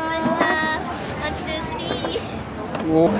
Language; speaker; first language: Japanese; native; Japanese